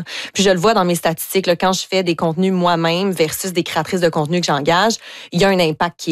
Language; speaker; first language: French; native; French